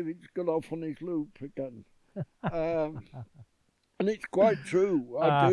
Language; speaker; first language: English; native; English